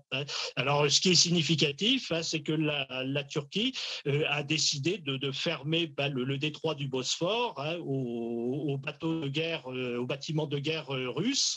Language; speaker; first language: French; native; French